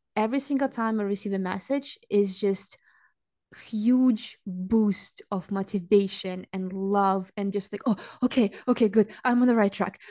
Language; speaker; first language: English; non-native, fluent; Russian